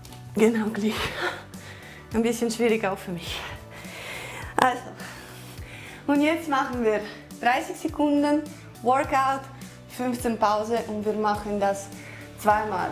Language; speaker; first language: German; non-native, learner; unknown